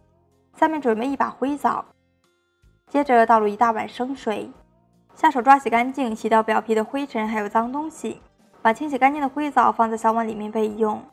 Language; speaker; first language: Chinese; native; Chinese